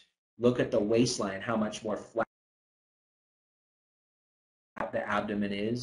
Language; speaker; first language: English; native; English